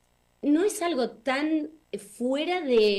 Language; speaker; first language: Spanish; native; Spanish